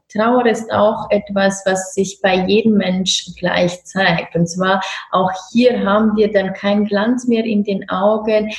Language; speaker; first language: German; non-native, fluent; Romanian